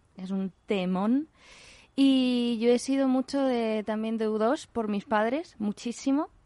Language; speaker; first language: Spanish; native; Spanish